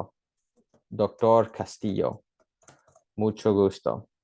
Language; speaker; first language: Spanish; early bilingual, heritage; English